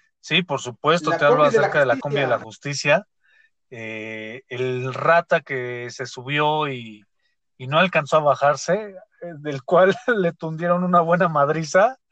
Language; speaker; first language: Spanish; native; Spanish